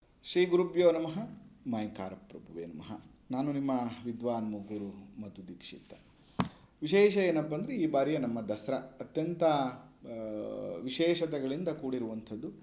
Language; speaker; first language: Kannada; native; Kannada